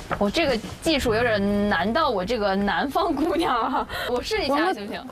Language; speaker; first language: Chinese; native; Chinese